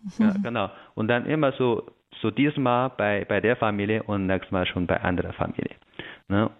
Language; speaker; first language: German; non-native, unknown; Chinese